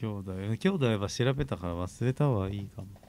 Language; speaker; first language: Japanese; native; Japanese